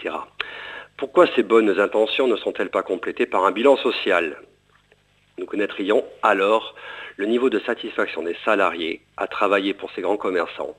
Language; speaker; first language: French; native; French